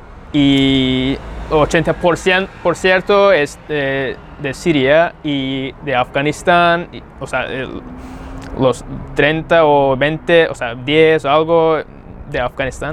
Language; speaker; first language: Spanish; non-native, fluent; Turkish